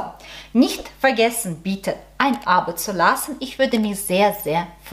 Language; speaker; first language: German; non-native, learner; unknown